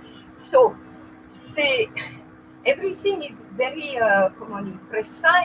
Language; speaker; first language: English; non-native, learner; French